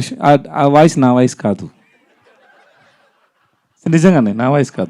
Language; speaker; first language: Telugu; non-native, learner; Tamil